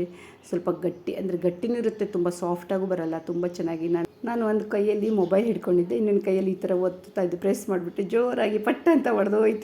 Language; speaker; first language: Kannada; native; Kannada